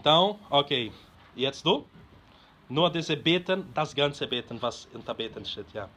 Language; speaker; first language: German; non-native, fluent; Portuguese